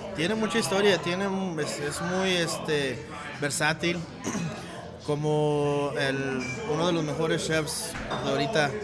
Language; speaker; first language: Spanish; native; Spanish